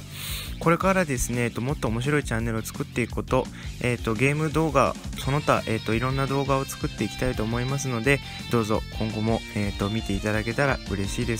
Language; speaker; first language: Japanese; native; Japanese